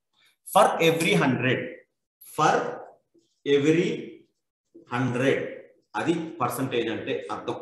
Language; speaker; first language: Telugu; native; Telugu